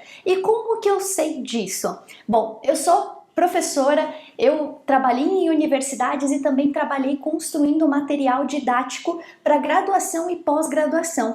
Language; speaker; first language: Portuguese; native; Portuguese